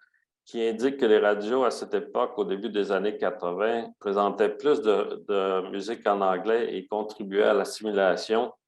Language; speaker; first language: French; native; French